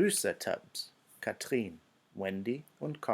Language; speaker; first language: German; non-native, fluent; English